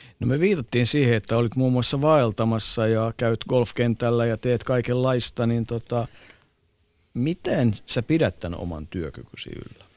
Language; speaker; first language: Finnish; native; Finnish